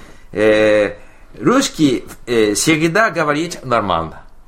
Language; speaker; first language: Russian; non-native, learner; English